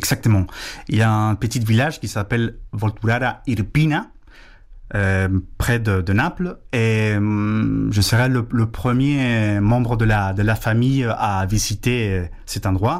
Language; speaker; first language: French; non-native, fluent; Spanish